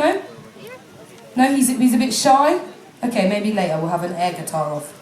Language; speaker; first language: English; native; English